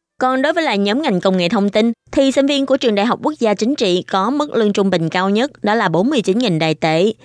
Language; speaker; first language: Vietnamese; native; Vietnamese